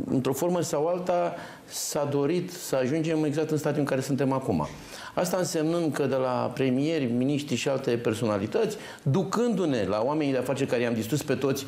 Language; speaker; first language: Romanian; native; Romanian